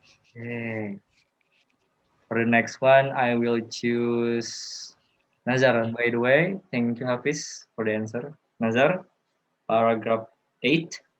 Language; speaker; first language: English; non-native, learner; Indonesian